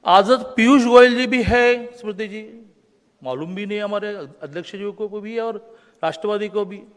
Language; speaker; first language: Hindi; non-native, local second language; Marathi